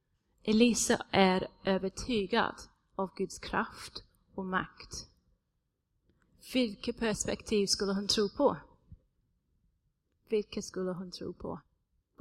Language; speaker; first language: Swedish; non-native, fluent; English